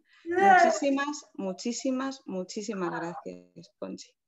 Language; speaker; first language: Spanish; native; Spanish